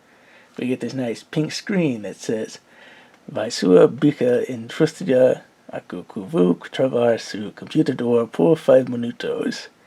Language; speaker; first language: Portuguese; non-native, learner; English